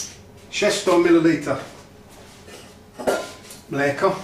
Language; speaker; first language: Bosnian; non-native, learner; English